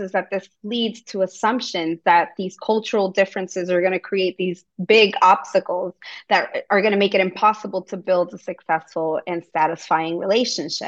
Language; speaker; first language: English; early bilingual, other home language; Spanish